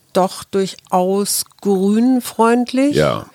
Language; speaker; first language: German; native; German